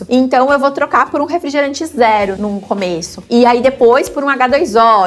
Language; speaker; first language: Portuguese; native; Portuguese